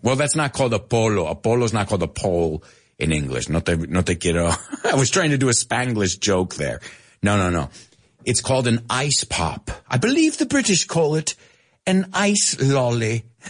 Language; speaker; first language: English; early bilingual, other home language; Spanish